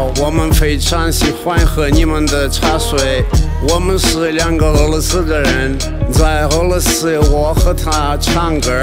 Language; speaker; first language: Chinese; non-native, learner; Russian